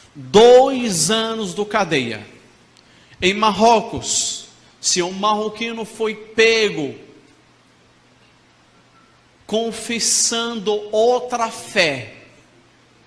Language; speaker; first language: Portuguese; non-native, fluent; Arabic